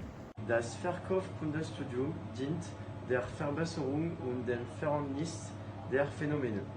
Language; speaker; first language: German; non-native, fluent; French